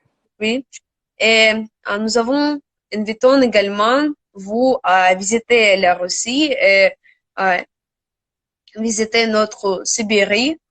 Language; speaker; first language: French; non-native, learner; Russian